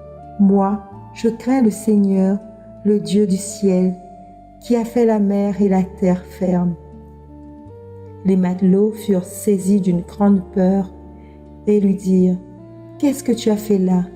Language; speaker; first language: French; native; French